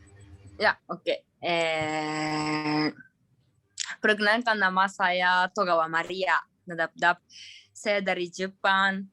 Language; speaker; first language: Indonesian; non-native, learner; Japanese